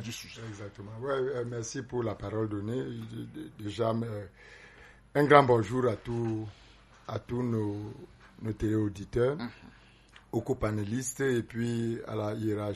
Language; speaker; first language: French; non-native, local second language; Basaa